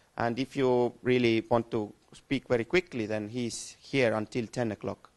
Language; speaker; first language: English; non-native, fluent; Estonian